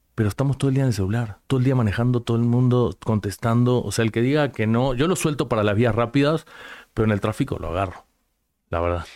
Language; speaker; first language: Spanish; native; Spanish